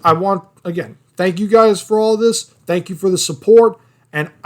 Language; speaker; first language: English; native; English